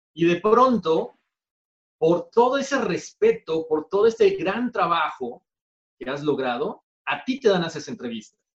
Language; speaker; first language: Spanish; native; Spanish